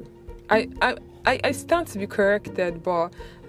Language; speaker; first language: English; non-native, local second language; Igbo